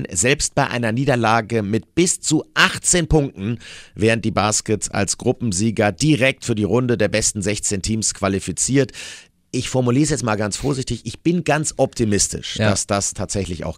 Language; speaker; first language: German; native; German